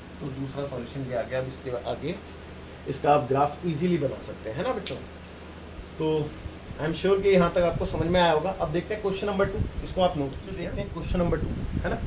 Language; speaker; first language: Hindi; native; Hindi